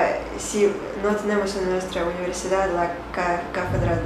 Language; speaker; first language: Spanish; non-native, learner; Russian